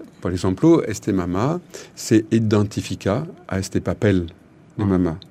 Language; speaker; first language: Spanish; non-native, learner; French